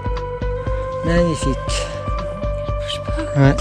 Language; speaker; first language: French; native; French